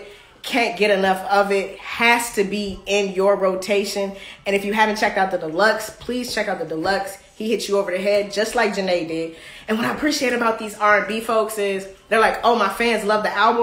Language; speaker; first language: English; native; English